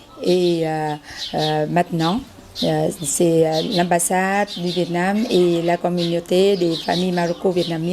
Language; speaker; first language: French; non-native, fluent; Vietnamese